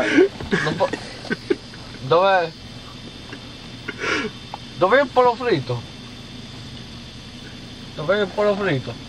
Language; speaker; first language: Italian; non-native, learner; English